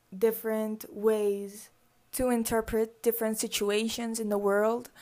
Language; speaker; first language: English; early bilingual, other home language; Spanish